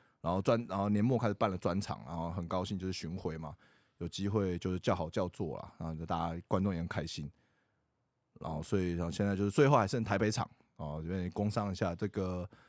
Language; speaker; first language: Chinese; native; Chinese